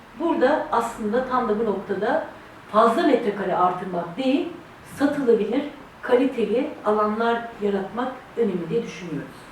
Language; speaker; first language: Turkish; native; Turkish